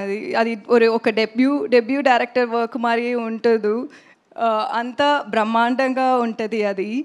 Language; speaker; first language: Telugu; non-native, learner; Tamil